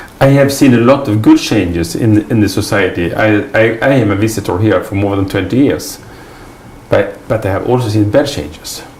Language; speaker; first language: English; non-native, fluent; Swedish